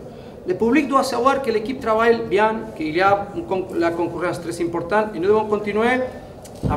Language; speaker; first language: French; non-native, fluent; Spanish